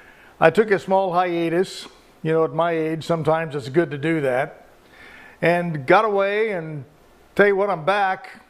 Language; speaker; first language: English; native; English